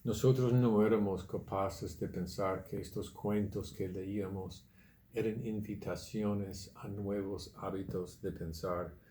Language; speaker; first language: Spanish; non-native, fluent; English